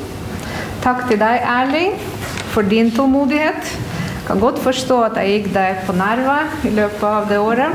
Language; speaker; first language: Norwegian; non-native, fluent; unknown